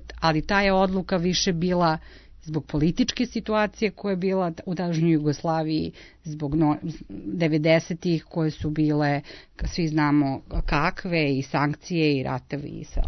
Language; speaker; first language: Serbian; early bilingual, heritage; Serbian